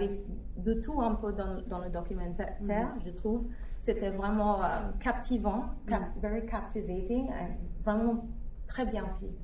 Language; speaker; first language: French; non-native, fluent; English